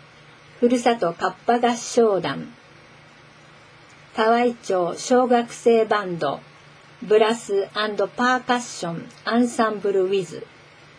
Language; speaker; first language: Japanese; native; Japanese